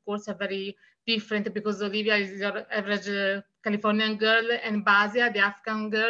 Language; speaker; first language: English; non-native, fluent; Italian